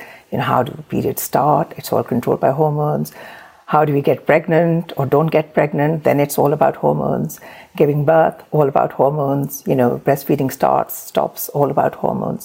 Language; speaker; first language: English; non-native, local second language; Urdu